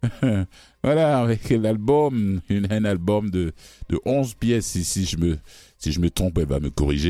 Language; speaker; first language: French; native; French